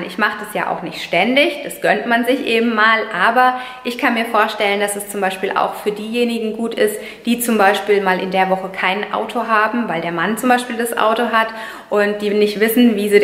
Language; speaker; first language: German; native; German